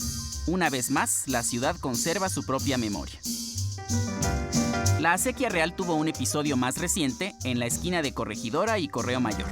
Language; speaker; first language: Spanish; native; Spanish